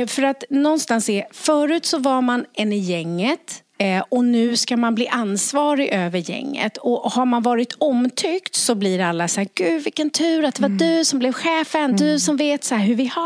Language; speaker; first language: Swedish; native; Swedish